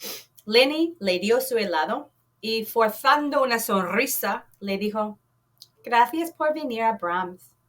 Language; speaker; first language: Spanish; non-native, fluent; English